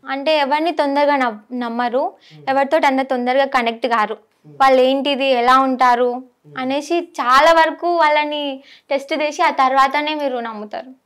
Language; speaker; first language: Telugu; non-native, local second language; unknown